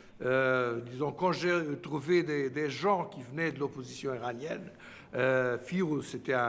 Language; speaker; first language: French; non-native, fluent; Portuguese